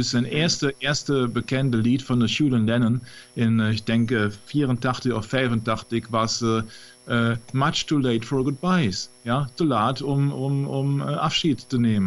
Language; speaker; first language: Dutch; non-native, fluent; German